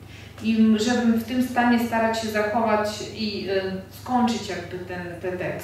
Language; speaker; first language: Polish; non-native, fluent; Georgian